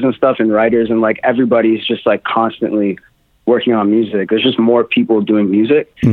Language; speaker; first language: English; native; English